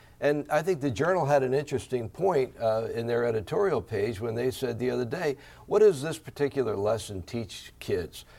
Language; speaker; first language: English; native; English